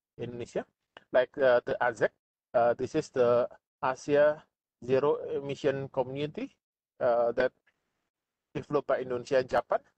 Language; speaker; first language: English; non-native, fluent; Indonesian